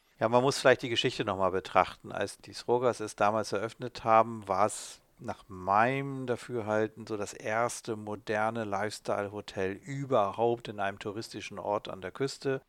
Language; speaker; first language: German; native; German